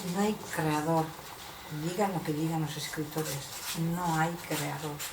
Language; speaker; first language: Spanish; non-native, local second language; Basque